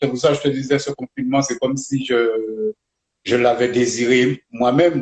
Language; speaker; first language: French; native; French